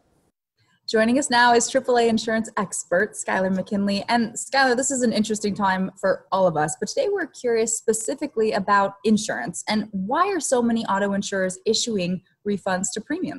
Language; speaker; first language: English; native; English